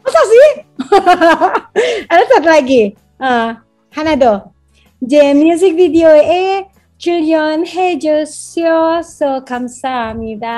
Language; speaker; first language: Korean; non-native, learner; Indonesian